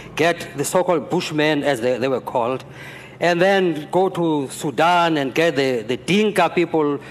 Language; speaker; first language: English; non-native, local second language; Xhosa